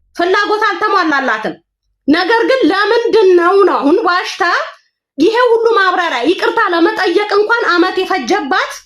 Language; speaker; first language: Amharic; non-native, local second language; Oromo